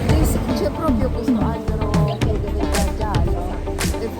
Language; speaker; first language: Italian; non-native, learner; Filipino